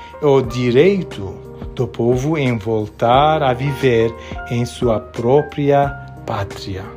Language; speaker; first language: Portuguese; non-native, fluent; Armenian